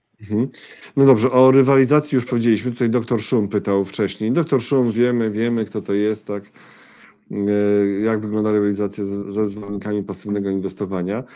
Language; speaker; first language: Polish; native; Polish